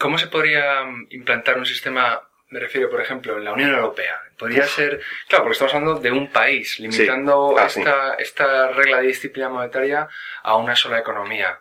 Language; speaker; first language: Spanish; native; Spanish